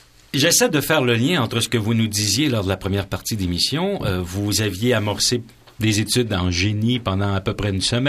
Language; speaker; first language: French; native; French